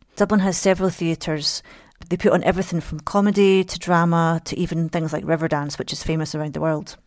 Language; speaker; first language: English; native; English